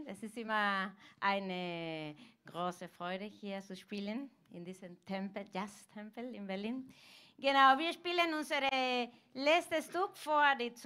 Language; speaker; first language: German; non-native, fluent; Galician